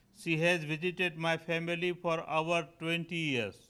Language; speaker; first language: English; non-native, local second language; Kachhi